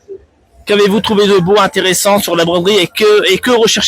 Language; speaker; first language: French; native; French